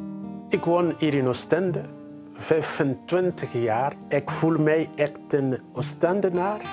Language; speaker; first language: Dutch; non-native, fluent; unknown